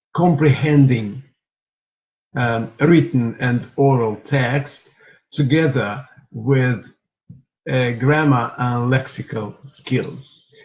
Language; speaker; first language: English; non-native, fluent; Russian